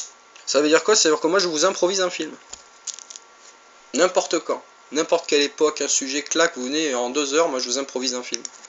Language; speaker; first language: French; native; French